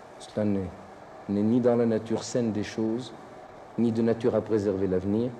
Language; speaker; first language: French; non-native, local second language; Arabic